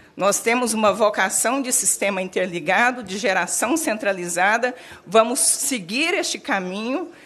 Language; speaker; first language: Portuguese; native; Portuguese